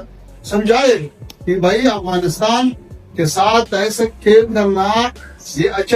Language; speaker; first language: Hindi; non-native, learner; Pashto